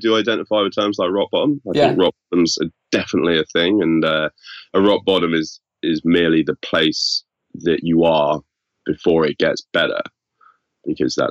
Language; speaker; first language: English; native; English